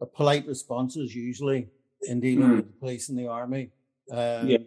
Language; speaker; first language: English; native; English